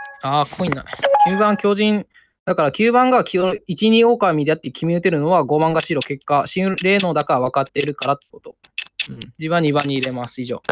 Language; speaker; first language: Japanese; native; Japanese